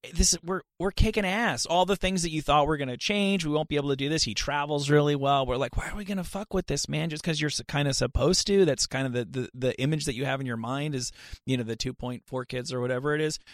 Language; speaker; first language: English; native; English